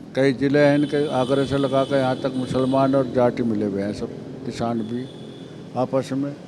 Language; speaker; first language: Hindi; native; Hindi